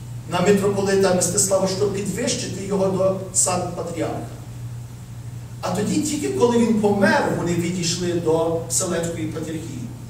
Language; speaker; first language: Ukrainian; early bilingual, heritage; Ukrainian